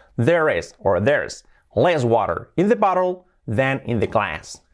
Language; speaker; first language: English; non-native, fluent; Spanish